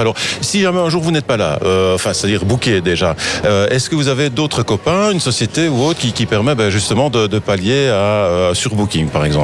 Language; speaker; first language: French; native; French